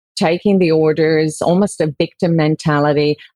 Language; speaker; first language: English; native; English